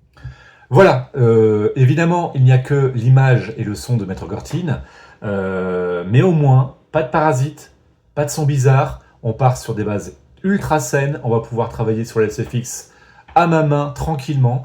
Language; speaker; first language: French; native; French